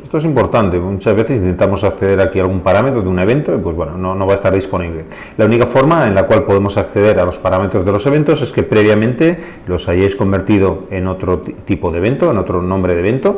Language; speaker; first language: Spanish; native; Spanish